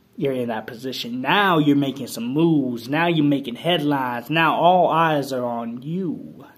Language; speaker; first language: English; native; English